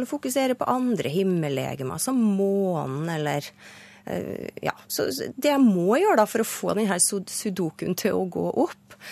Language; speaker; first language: Norwegian; native; Norwegian